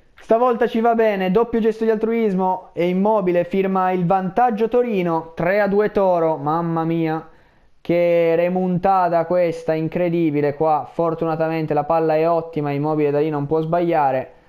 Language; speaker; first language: Italian; native; Italian